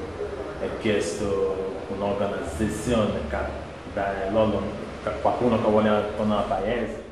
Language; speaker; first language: Italian; non-native, learner; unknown